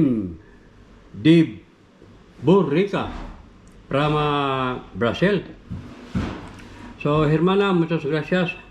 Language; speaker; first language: Spanish; non-native, learner; Filipino